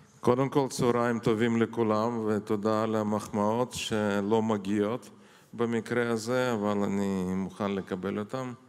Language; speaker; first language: Hebrew; non-native, fluent; Russian